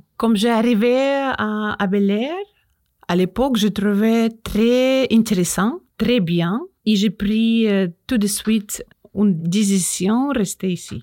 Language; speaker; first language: French; non-native, learner; Russian